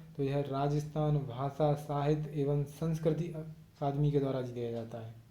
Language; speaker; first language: Hindi; native; Hindi